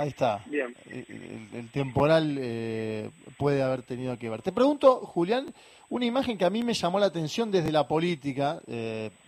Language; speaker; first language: Spanish; native; Spanish